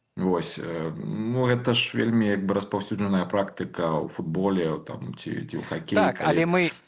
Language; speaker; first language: Belarusian; native; Belarusian